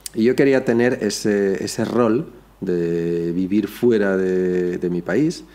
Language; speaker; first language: Spanish; native; Spanish